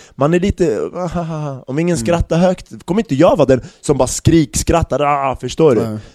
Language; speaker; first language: Swedish; native; Swedish